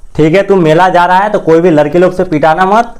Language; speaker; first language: Hindi; native; Hindi